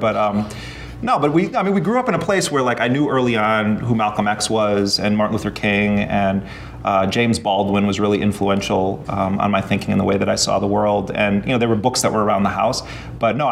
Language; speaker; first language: English; native; English